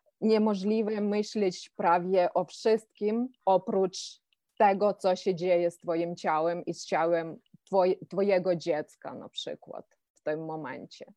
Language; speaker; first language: Polish; non-native, fluent; Ukrainian